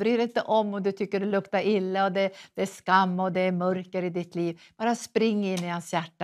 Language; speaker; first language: Swedish; native; Swedish